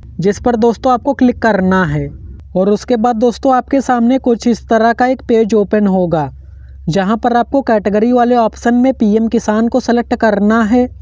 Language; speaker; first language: Hindi; non-native, local second language; Marathi